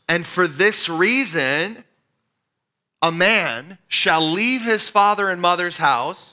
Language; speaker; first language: English; native; English